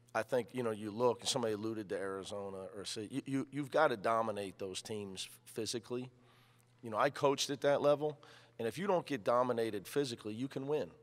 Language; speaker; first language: English; native; English